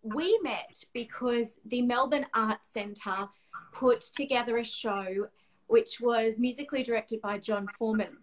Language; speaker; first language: English; native; English